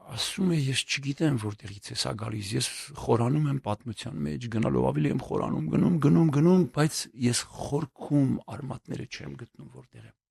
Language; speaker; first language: Armenian; native; Armenian